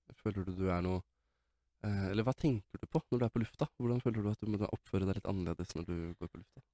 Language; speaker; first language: Norwegian; native; Norwegian